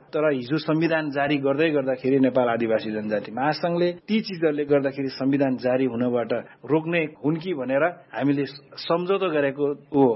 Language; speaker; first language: Nepali; non-native, local second language; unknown